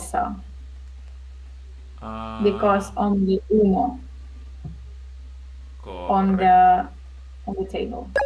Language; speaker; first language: English; non-native, learner; Russian